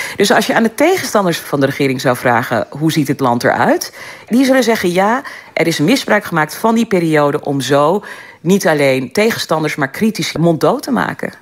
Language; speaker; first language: Dutch; early bilingual, other home language; Turkish